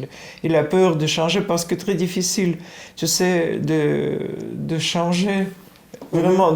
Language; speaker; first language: French; non-native, fluent; Russian